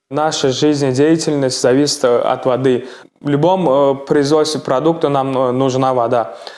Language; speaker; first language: Russian; non-native, local second language; Turkmen